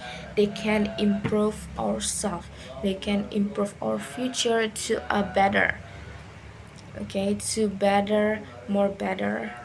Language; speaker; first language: English; non-native, learner; Indonesian